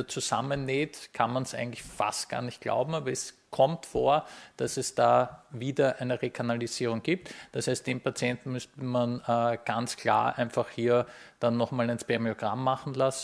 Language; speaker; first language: German; native; German